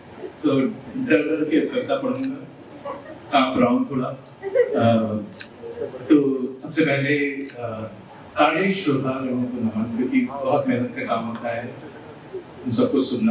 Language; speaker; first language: Hindi; native; Hindi